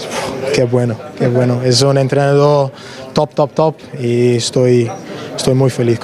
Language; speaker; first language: Spanish; non-native, learner; English